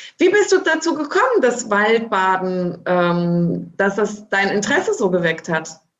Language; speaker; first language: German; native; German